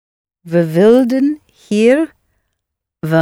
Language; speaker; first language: Dutch; non-native, learner; English